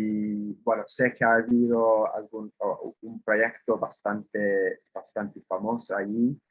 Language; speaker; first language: Spanish; non-native, fluent; English